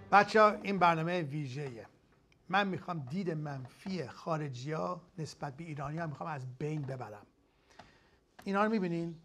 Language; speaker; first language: Persian; early bilingual, heritage; Persian